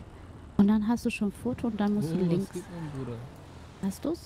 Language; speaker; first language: German; native; German